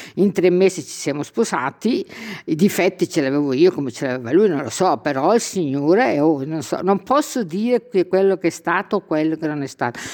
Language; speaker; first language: Italian; native; Italian